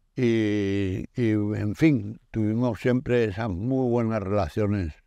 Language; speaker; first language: Spanish; native; Spanish